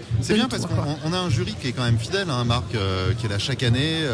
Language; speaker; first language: French; native; French